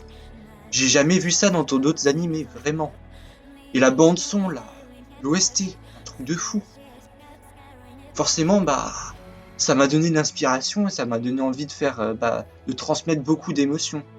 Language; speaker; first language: French; native; French